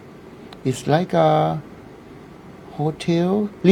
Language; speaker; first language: English; non-native, learner; Thai